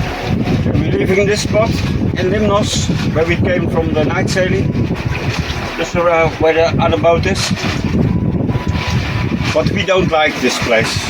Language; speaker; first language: English; non-native, fluent; Dutch